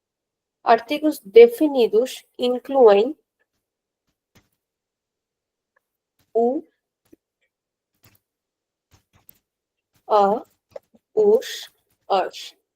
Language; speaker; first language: Portuguese; non-native, fluent; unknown